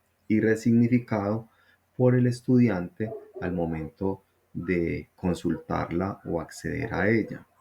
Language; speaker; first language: Spanish; native; Spanish